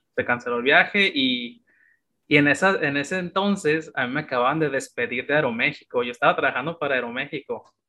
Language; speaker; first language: Spanish; native; Spanish